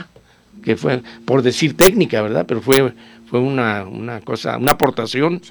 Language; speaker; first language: Spanish; native; Spanish